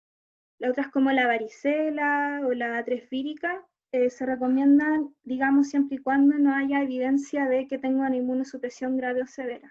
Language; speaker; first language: Spanish; native; Spanish